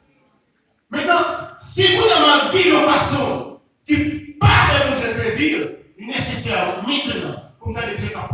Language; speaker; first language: French; non-native, local second language; Haitian Creole